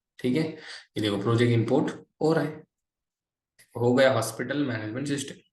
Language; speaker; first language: Hindi; non-native, local second language; Marathi